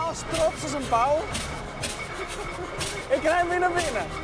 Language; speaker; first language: Dutch; native; Dutch